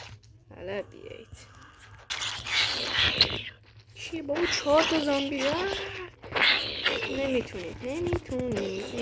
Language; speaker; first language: Persian; native; Persian